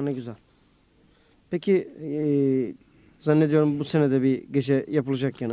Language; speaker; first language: Turkish; native; Turkish